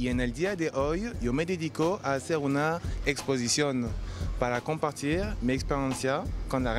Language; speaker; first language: Spanish; non-native, fluent; French